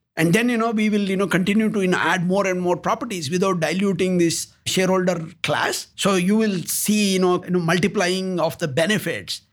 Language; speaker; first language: English; non-native, local second language; Kannada